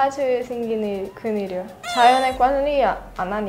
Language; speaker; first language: Korean; non-native, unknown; Russian